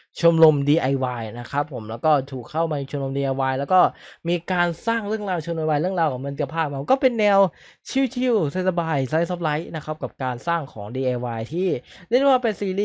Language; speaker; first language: Thai; native; Thai